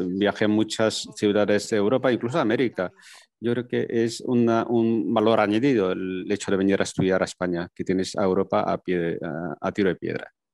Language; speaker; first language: Spanish; non-native, fluent; Chinese